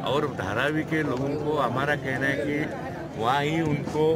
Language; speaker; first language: Hindi; non-native, local second language; Marathi